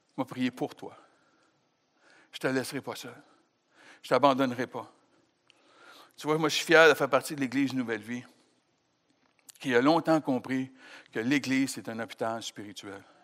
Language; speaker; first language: French; native; French